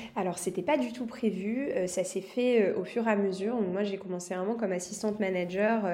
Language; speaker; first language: French; native; French